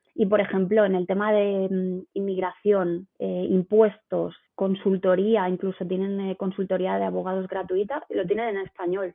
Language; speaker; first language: Spanish; native; Spanish